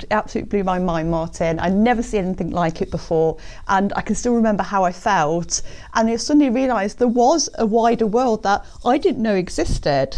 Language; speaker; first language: English; native; English